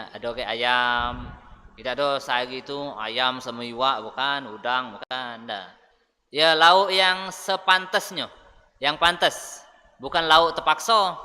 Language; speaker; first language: Malay; native; Malay